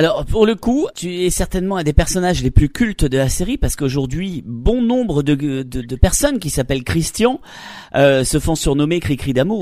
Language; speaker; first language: French; native; French